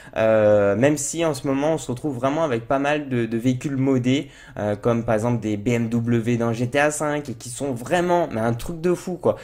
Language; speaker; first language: French; native; French